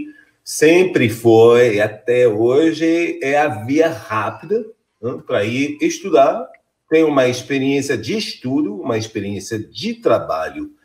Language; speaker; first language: Portuguese; non-native, fluent; French